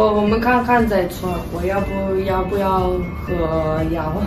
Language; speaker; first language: Chinese; non-native, learner; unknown